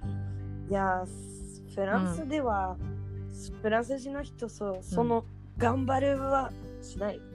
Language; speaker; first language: Japanese; non-native, learner; French